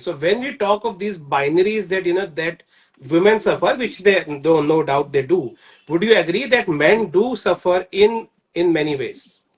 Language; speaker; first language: English; non-native, local second language; Hindi